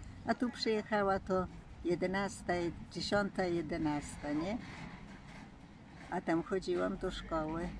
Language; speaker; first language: Polish; early bilingual, heritage; Polish